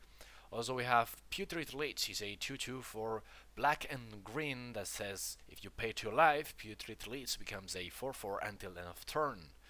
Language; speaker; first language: English; non-native, fluent; Spanish